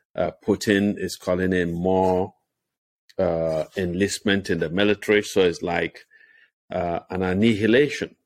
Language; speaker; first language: English; non-native, local second language; Igbo